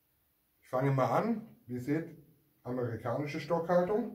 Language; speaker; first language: German; native; German